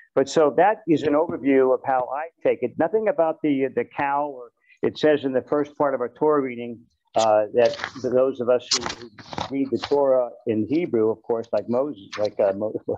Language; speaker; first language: English; native; English